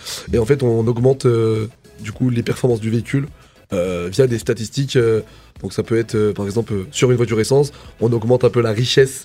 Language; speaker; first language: French; native; French